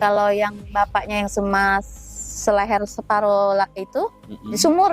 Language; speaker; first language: Indonesian; native; Indonesian